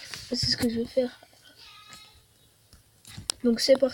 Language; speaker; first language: French; native; French